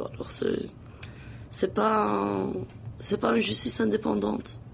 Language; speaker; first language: French; non-native, local second language; Arabic